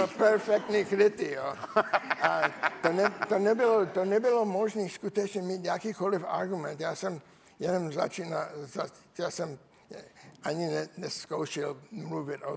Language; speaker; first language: Czech; non-native, learner; English